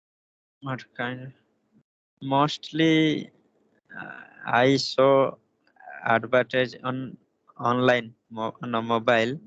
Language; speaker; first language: English; non-native, learner; Hindi